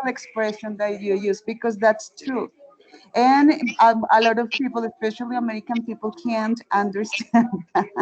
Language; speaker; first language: English; non-native, fluent; Spanish